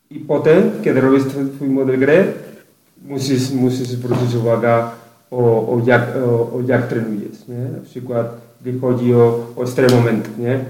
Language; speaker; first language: Polish; non-native, learner; Spanish